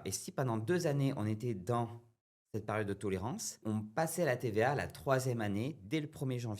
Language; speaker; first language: French; native; French